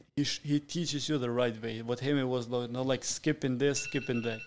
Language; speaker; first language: English; non-native, fluent; Italian